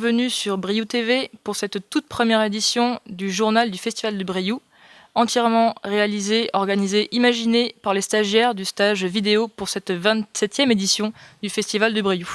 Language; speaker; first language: French; native; French